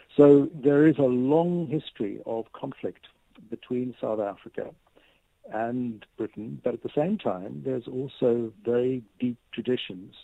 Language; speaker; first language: English; native; English